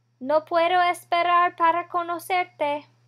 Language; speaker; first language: Spanish; non-native, learner; English